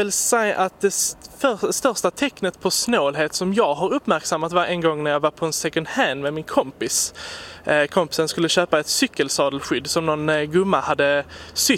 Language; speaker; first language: Swedish; native; Swedish